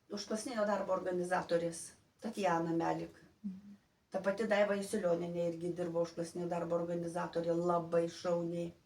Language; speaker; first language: Lithuanian; native; Lithuanian